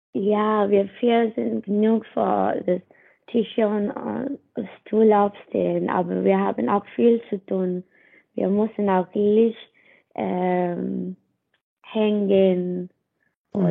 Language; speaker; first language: German; non-native, learner; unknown